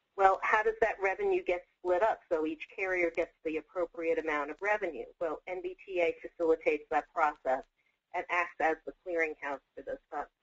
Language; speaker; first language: English; native; English